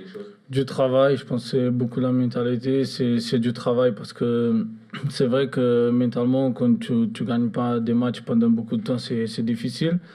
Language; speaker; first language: French; non-native, fluent; Portuguese